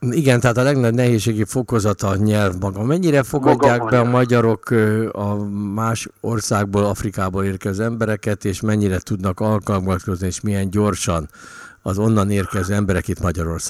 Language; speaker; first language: Hungarian; native; Hungarian